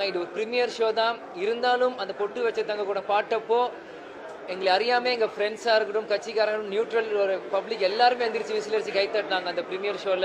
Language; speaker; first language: Tamil; native; Tamil